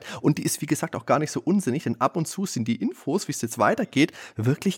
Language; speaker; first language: German; native; German